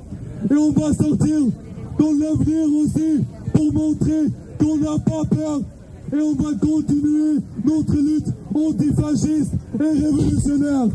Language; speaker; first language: French; non-native, local second language; Turkish